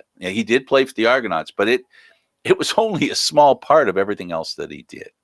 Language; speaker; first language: English; native; English